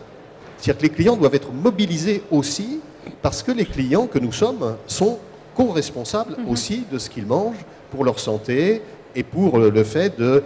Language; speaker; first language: French; native; French